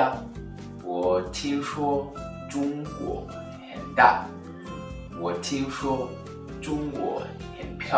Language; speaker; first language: Chinese; non-native, learner; Swahili